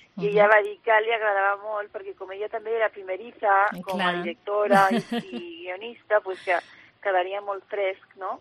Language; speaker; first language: Catalan; early bilingual, heritage; English